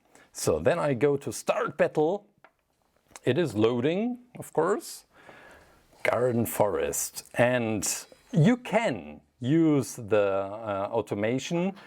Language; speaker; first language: English; non-native, fluent; German